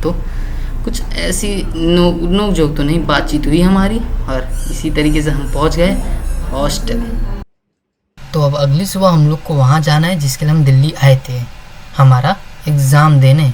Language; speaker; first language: Hindi; native; Hindi